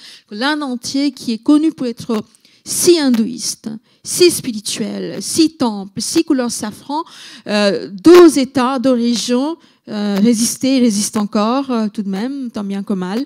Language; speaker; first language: French; non-native, fluent; Bangla